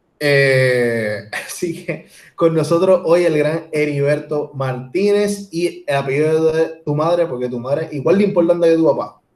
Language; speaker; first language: Spanish; native; Spanish